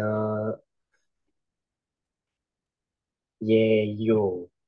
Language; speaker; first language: Korean; non-native, learner; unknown